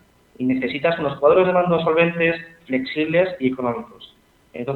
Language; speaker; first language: Spanish; native; Spanish